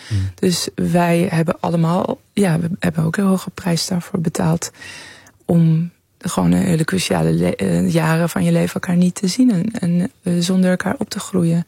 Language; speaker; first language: Dutch; early bilingual, other home language; Persian